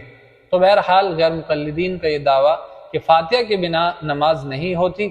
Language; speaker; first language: Urdu; native; Urdu